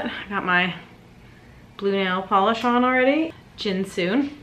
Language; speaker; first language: English; native; English